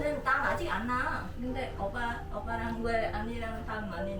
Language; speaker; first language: Korean; non-native, learner; Vietnamese